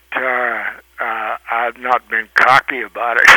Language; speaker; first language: English; early bilingual, other home language; Spanish